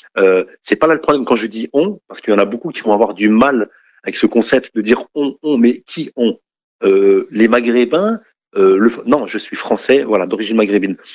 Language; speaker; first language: French; native; French